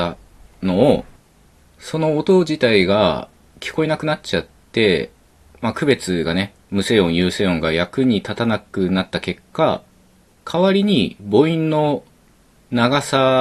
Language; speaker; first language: Japanese; native; Japanese